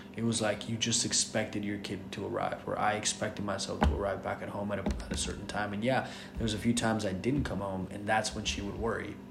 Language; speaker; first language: English; non-native, fluent; Spanish